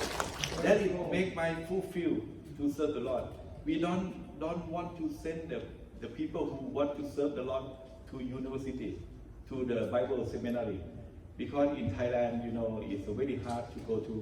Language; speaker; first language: English; non-native, learner; Thai